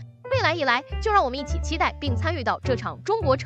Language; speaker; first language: Chinese; native; Chinese